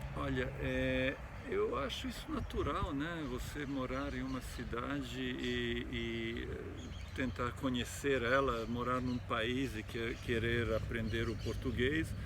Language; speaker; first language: Portuguese; non-native, fluent; Serbian